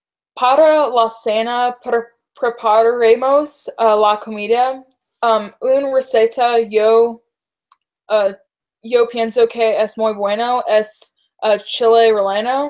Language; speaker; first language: Spanish; non-native, learner; English